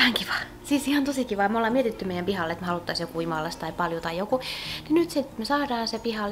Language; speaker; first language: Finnish; native; Finnish